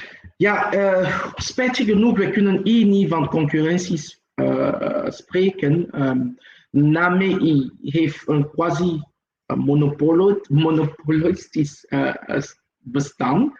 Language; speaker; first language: Dutch; non-native, local second language; French